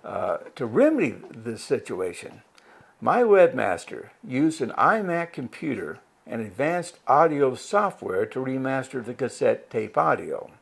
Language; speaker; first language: English; native; English